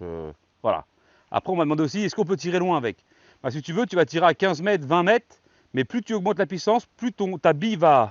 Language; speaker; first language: French; native; French